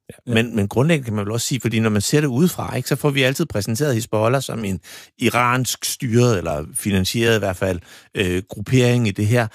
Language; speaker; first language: Danish; native; Danish